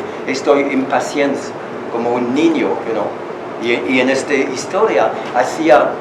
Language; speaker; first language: Spanish; non-native, learner; French